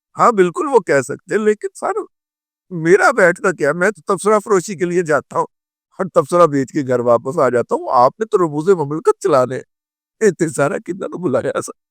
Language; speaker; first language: Urdu; non-native, local second language; Punjabi